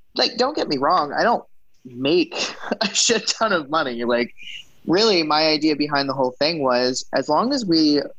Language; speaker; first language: English; native; English